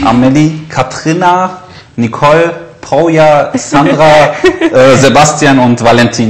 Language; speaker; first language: German; native; German